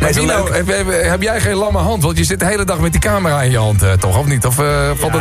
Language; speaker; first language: Dutch; native; Dutch